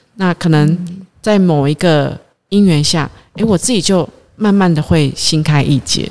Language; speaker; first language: Chinese; native; Chinese